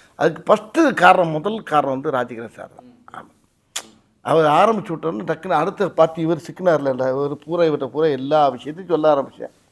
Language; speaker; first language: Tamil; native; Tamil